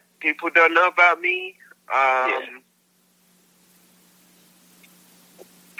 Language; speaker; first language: English; non-native, local second language; Filipino